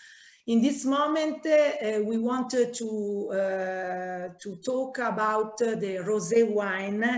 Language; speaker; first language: English; non-native, learner; Italian